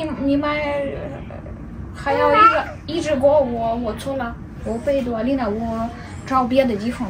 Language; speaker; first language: Chinese; non-native, learner; Ukrainian